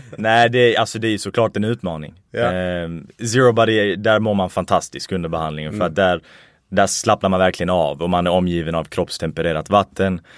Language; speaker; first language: Swedish; native; Swedish